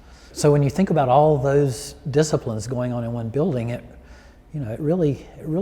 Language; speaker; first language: English; native; English